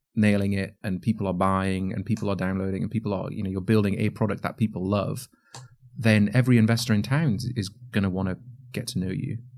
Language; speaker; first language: English; native; English